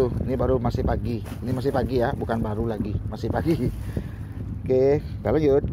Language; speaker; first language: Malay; non-native, local second language; Balinese